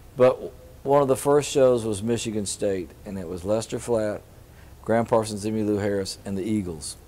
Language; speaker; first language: English; native; English